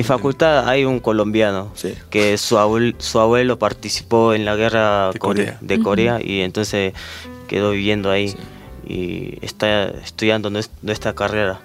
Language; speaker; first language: Spanish; non-native, fluent; Korean